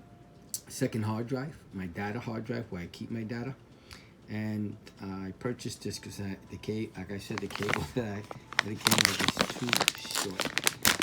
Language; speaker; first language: English; native; English